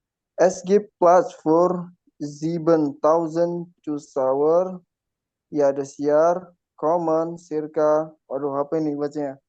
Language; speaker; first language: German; non-native, learner; Indonesian